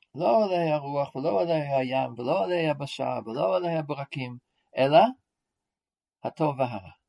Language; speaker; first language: Hebrew; non-native, fluent; English